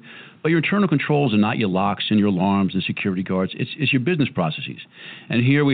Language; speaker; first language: English; native; English